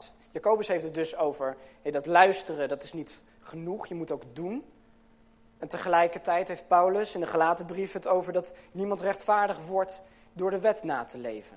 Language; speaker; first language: Dutch; native; Dutch